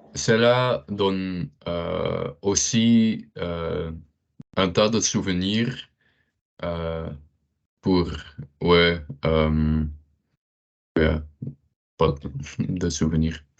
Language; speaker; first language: French; non-native, learner; Dutch